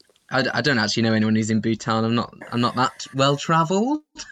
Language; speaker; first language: English; native; English